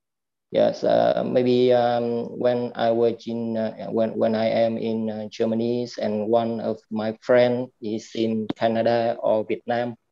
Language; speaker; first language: English; non-native, fluent; Vietnamese